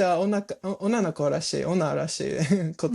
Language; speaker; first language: Japanese; non-native, learner; English